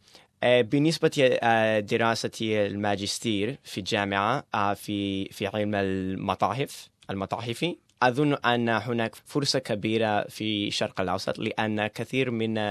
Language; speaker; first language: Arabic; non-native, learner; English